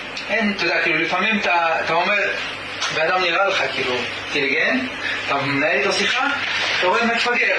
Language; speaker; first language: Hebrew; native; Hebrew